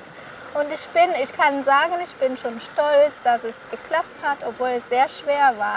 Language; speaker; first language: German; non-native, fluent; Kinyarwanda